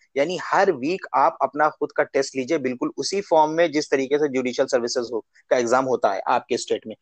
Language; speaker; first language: Hindi; native; Hindi